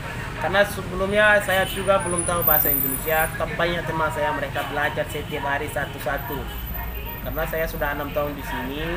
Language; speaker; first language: Indonesian; non-native, fluent; Somali